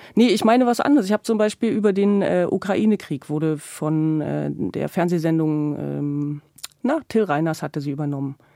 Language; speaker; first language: German; native; German